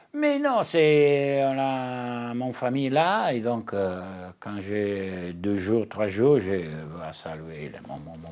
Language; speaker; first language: French; non-native, learner; Italian